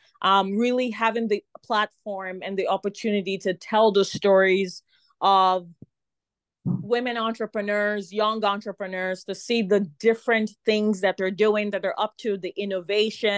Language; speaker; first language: English; non-native, local second language; Yoruba